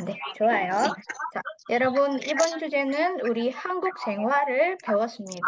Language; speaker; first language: Korean; non-native, fluent; Indonesian